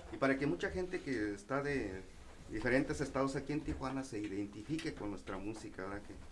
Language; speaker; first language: Spanish; non-native, local second language; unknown